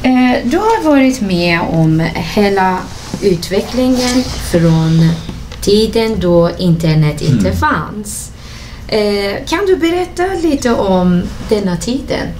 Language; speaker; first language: Swedish; non-native, fluent; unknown